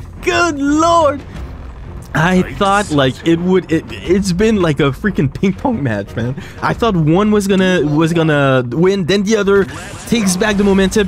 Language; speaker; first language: English; non-native, fluent; French